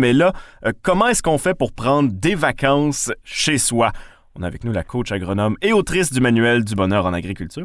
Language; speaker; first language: French; native; French